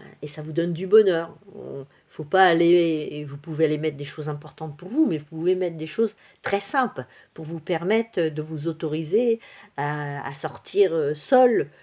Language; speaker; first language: French; native; French